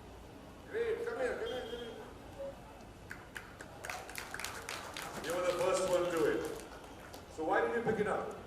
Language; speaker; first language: English; non-native, local second language; Hindi